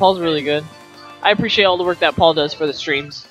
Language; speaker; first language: English; native; English